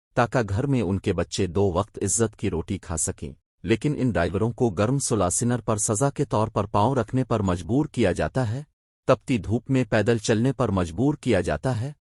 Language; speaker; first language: Urdu; non-native, local second language; Baluchi